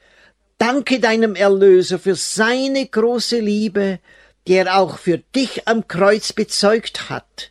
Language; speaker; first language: German; native; German